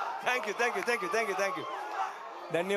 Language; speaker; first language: Telugu; non-native, learner; Tamil